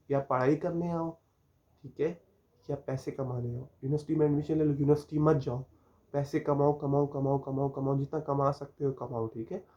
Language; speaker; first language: Urdu; non-native, local second language; Punjabi